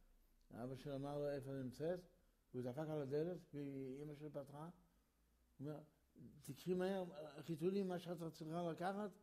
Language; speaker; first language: Hebrew; early bilingual, other home language; Yiddish